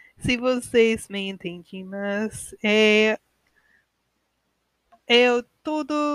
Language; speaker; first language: Portuguese; non-native, learner; English